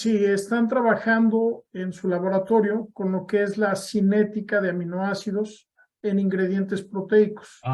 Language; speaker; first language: Spanish; native; Spanish